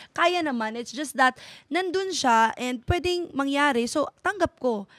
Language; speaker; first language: Filipino; non-native, local second language; Cebuano